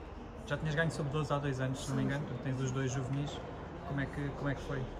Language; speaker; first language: Portuguese; native; Portuguese